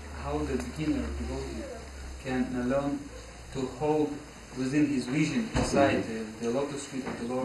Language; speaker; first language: English; non-native, fluent; Russian